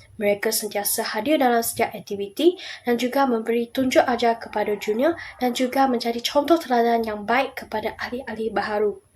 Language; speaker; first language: Malay; non-native, local second language; Chinese